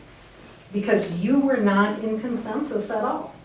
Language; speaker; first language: English; native; English